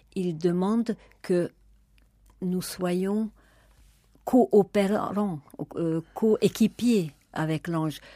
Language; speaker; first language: French; non-native, fluent; Hungarian